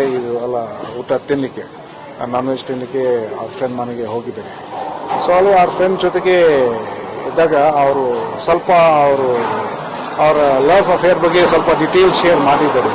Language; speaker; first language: Kannada; non-native, fluent; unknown